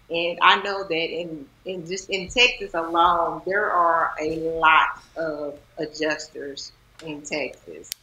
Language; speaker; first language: English; native; English